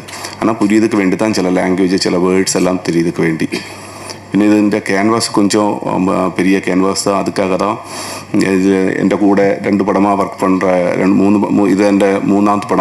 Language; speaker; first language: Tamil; non-native, learner; Malayalam